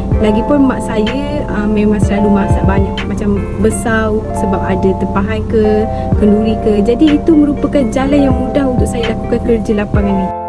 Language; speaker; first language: Malay; native; Malay